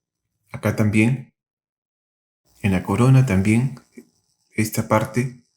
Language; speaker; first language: Spanish; native; Spanish